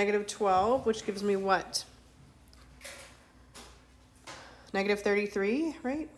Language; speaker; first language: English; native; English